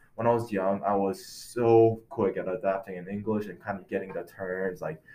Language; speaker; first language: English; non-native, fluent; Korean